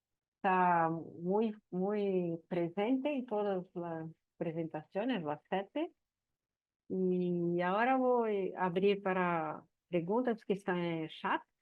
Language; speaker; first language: Spanish; non-native, learner; Portuguese